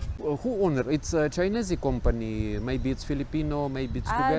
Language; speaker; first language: English; non-native, learner; Ukrainian